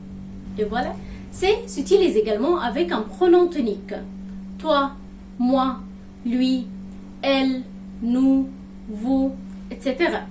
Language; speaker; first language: French; non-native, fluent; Arabic